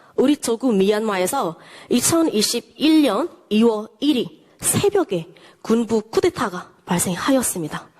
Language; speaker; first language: Korean; non-native, fluent; Burmese